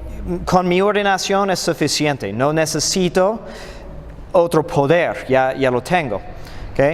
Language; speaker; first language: Spanish; non-native, fluent; English